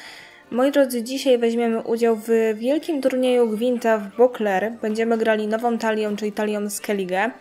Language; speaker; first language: Polish; native; Polish